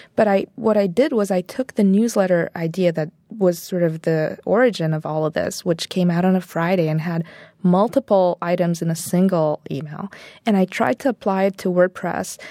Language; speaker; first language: English; non-native, fluent; Bulgarian